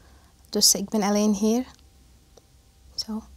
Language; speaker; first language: Dutch; non-native, learner; Arabic